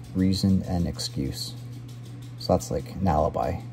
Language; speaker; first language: English; native; English